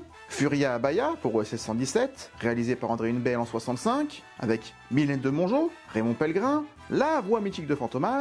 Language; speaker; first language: French; native; French